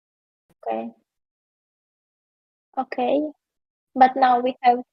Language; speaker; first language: English; non-native, learner; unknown